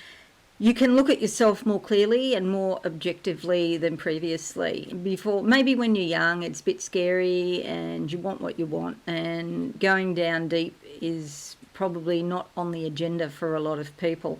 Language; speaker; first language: English; native; English